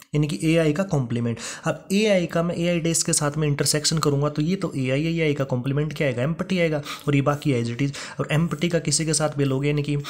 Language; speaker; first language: Hindi; native; Hindi